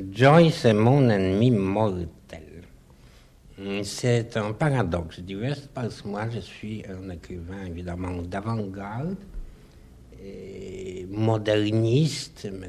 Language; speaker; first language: French; non-native, fluent; Polish